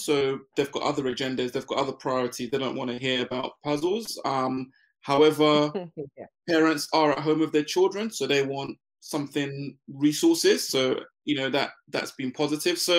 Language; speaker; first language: English; native; English